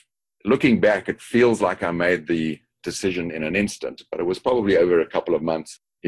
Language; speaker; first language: English; native; English